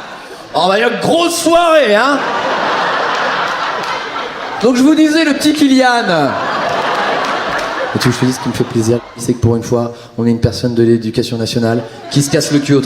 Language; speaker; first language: French; native; French